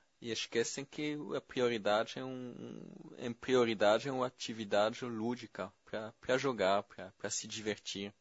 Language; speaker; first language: Portuguese; non-native, fluent; French